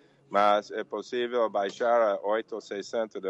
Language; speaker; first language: Portuguese; non-native, learner; English